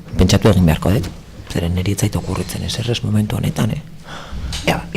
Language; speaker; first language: Basque; native; Basque